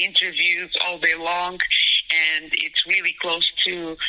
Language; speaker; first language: English; non-native, fluent; Portuguese